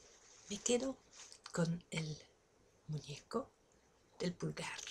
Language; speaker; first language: Spanish; non-native, fluent; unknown